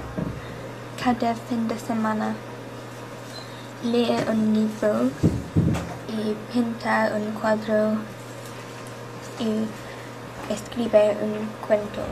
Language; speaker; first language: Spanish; non-native, learner; English